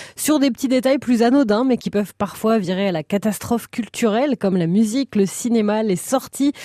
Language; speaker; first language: French; native; French